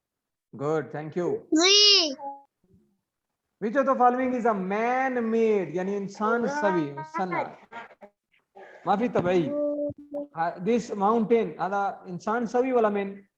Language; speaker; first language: English; non-native, learner; Arabic